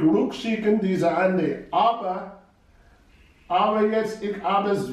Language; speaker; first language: German; non-native, learner; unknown